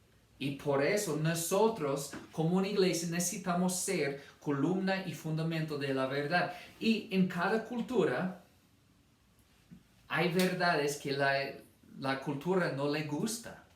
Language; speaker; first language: Spanish; non-native, fluent; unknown